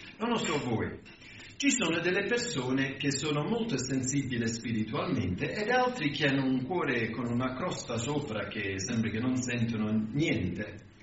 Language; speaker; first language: Italian; non-native, fluent; English